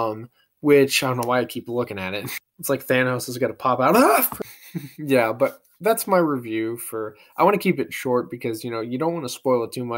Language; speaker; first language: English; native; English